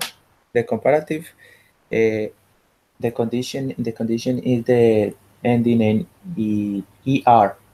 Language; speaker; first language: English; non-native, learner; Spanish